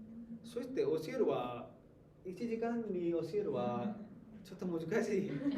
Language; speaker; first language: Japanese; non-native, learner; Hindi